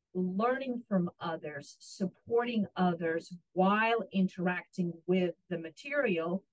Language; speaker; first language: English; non-native, fluent; Russian